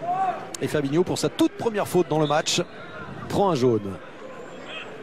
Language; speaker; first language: French; native; French